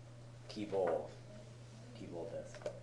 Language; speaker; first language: Japanese; non-native, learner; English